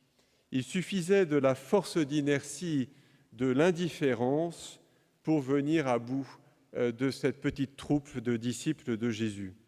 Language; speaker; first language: French; native; French